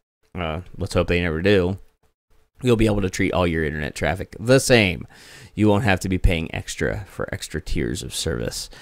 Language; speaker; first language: English; native; English